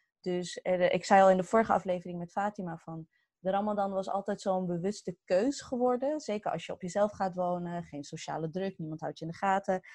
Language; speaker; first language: Dutch; early bilingual, other home language; Arabic